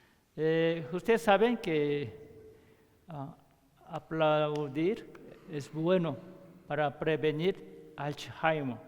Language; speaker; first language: Spanish; non-native, learner; Korean